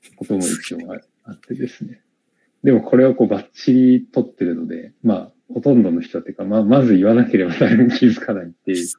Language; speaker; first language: Japanese; native; Japanese